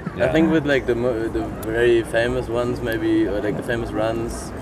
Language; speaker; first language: English; non-native, fluent; German